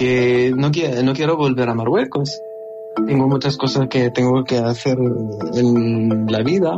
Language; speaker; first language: Spanish; non-native, learner; Arabic